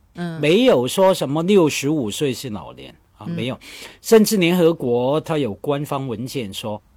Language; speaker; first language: Chinese; non-native, local second language; Cantonese